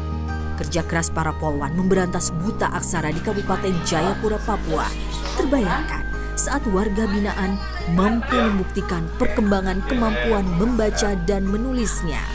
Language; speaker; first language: Indonesian; native; Indonesian